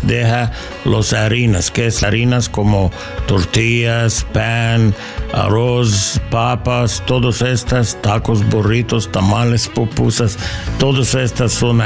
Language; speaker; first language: Spanish; non-native, learner; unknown